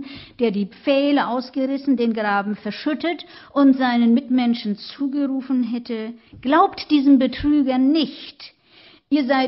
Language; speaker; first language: German; native; German